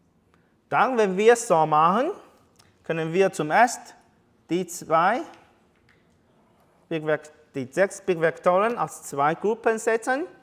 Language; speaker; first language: German; non-native, learner; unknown